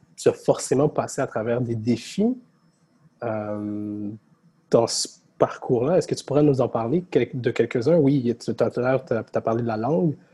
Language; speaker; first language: French; native; French